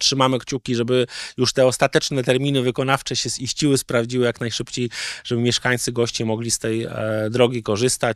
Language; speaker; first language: Polish; native; Polish